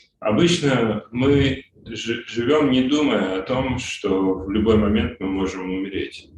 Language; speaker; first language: Russian; native; Russian